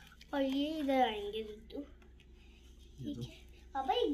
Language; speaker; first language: Hindi; native; Hindi